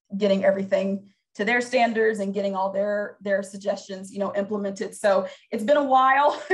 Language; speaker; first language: English; native; English